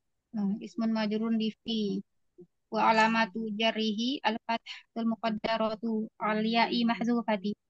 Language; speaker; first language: Arabic; non-native, learner; Indonesian